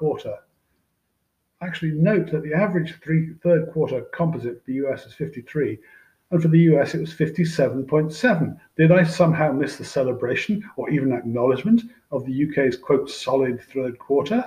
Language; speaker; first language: English; native; English